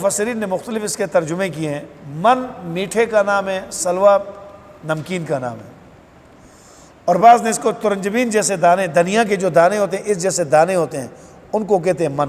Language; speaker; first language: Urdu; native; Urdu